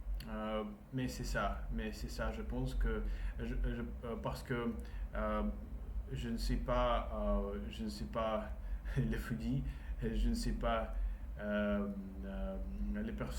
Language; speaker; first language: French; non-native, learner; Russian